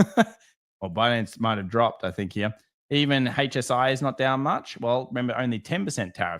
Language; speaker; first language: English; native; English